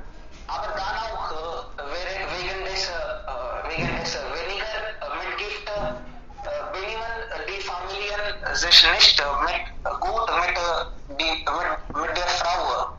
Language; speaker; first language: German; non-native, learner; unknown